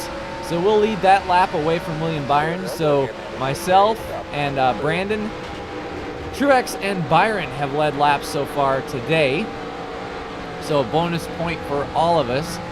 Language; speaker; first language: English; native; English